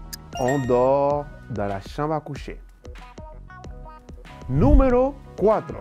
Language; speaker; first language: French; non-native, fluent; Spanish